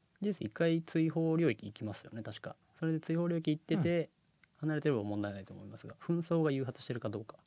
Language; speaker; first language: Japanese; native; Japanese